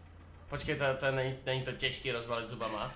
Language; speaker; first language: Czech; native; Czech